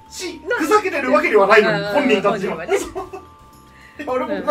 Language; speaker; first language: Japanese; native; Japanese